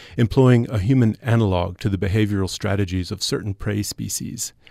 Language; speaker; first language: English; native; English